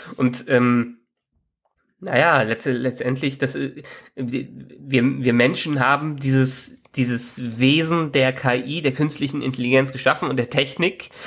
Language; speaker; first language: German; native; German